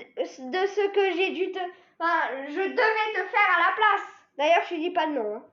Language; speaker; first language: French; native; French